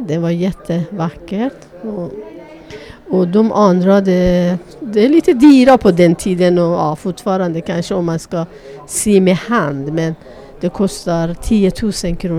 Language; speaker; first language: Swedish; non-native, learner; Persian